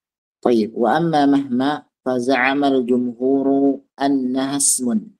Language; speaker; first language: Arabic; non-native, fluent; Indonesian